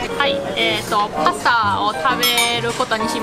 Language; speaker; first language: Japanese; non-native, fluent; German